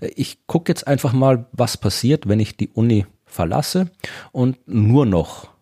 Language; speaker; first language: German; native; German